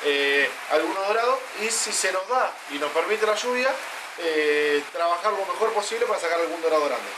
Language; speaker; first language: Spanish; native; Spanish